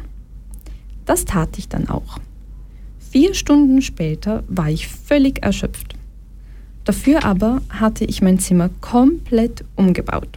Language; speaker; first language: German; early bilingual, other home language; Portuguese